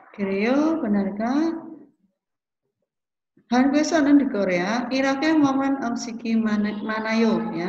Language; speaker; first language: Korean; non-native, learner; Indonesian